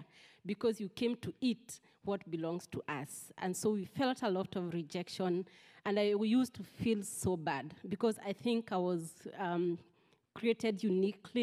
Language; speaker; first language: English; non-native, local second language; Kikuyu